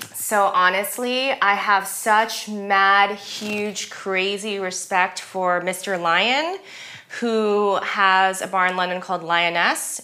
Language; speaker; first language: English; early bilingual, other home language; German